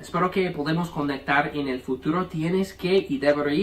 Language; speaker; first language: Spanish; early bilingual, heritage; English